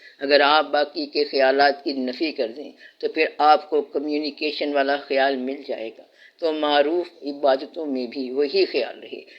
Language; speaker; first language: Urdu; non-native, local second language; Punjabi